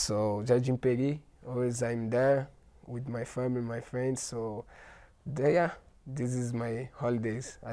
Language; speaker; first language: English; non-native, learner; Portuguese